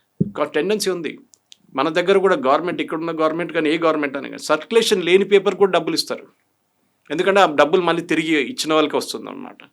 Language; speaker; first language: Telugu; non-native, fluent; Malayalam